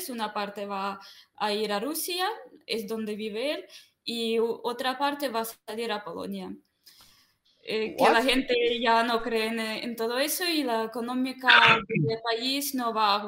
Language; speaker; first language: Spanish; non-native, fluent; Russian